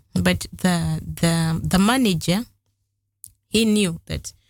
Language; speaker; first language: English; non-native, local second language; Ganda